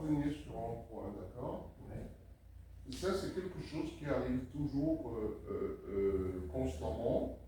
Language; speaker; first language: French; native; French